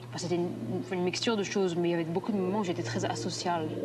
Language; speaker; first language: French; native; French